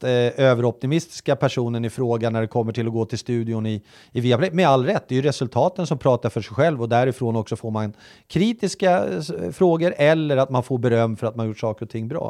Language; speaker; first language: Swedish; native; Swedish